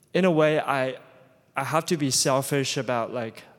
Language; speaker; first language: English; non-native, fluent; Chinese